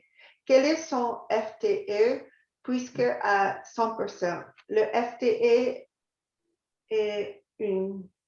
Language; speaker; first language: French; non-native, fluent; English